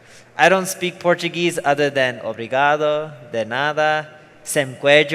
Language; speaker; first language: Portuguese; non-native, learner; English